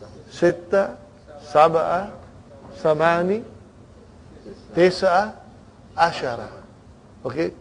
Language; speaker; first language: Arabic; non-native, fluent; Urdu